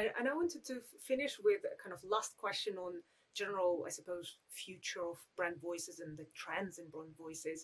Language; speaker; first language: English; non-native, fluent; Russian